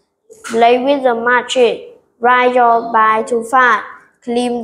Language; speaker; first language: English; non-native, learner; Vietnamese